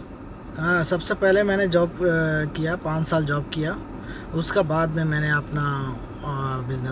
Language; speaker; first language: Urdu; non-native, learner; Bangla